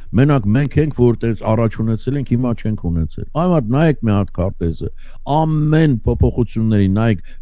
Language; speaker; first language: Armenian; native; Armenian